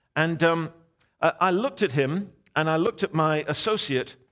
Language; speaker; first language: English; native; English